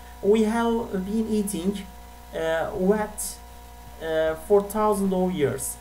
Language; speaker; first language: English; non-native, fluent; Turkish